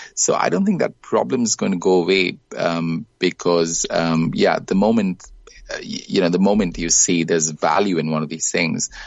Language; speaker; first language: English; non-native, local second language; Bangla